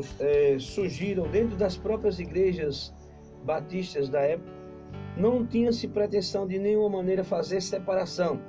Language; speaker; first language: Portuguese; native; Portuguese